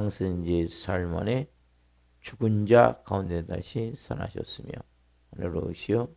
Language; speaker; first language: Korean; native; Korean